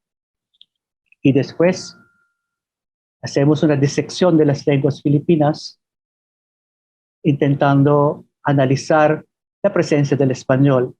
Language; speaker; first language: Spanish; non-native, fluent; Filipino